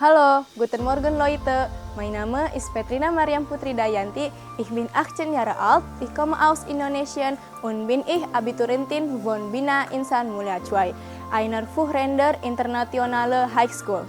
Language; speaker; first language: German; non-native, learner; Indonesian